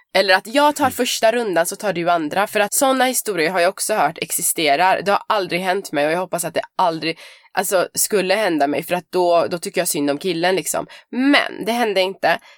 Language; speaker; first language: Swedish; early bilingual, other home language; Persian